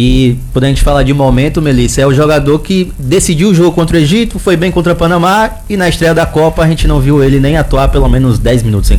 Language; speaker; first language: Portuguese; native; Portuguese